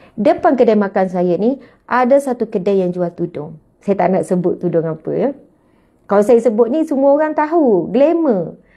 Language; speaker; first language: Malay; native; Malay